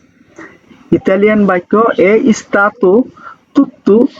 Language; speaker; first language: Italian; non-native, learner; Bangla